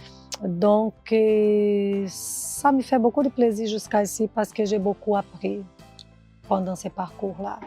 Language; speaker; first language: French; non-native, fluent; Portuguese